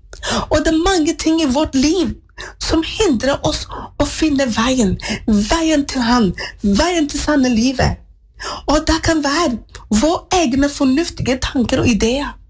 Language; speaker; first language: Norwegian; non-native, fluent; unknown